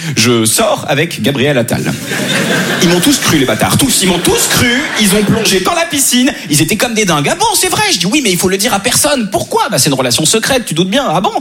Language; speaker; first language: French; native; French